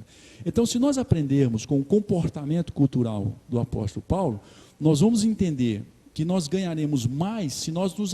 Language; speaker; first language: Portuguese; native; Portuguese